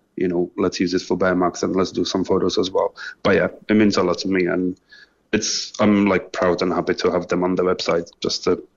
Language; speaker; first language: English; non-native, fluent; Czech